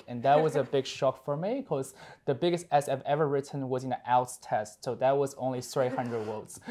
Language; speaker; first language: English; non-native, fluent; Chinese